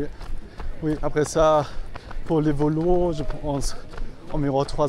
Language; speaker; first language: French; non-native, fluent; German